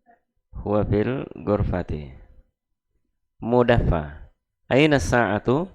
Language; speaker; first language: Arabic; non-native, fluent; Indonesian